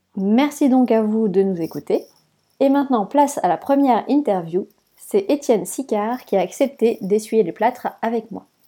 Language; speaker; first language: French; native; French